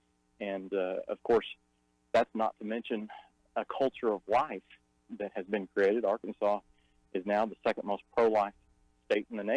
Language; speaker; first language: English; native; English